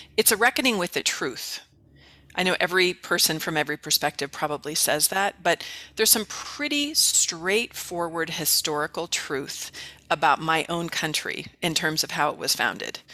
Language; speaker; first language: English; native; English